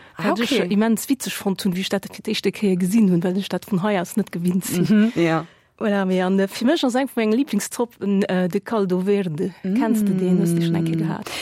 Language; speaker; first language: Luxembourgish; early bilingual, other home language; Portuguese